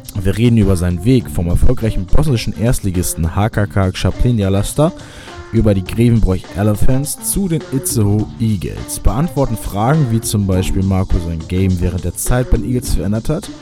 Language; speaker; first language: German; native; German